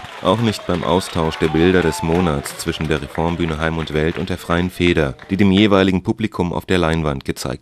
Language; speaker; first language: German; native; German